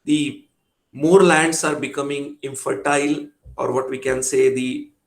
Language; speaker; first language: English; non-native, local second language; Marathi